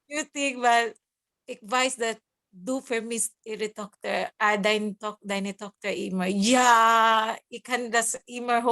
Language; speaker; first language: German; non-native, learner; Cebuano